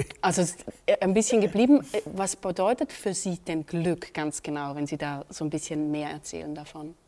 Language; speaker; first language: German; native; German